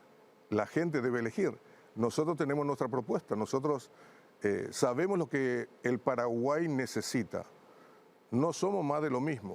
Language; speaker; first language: Spanish; native; Spanish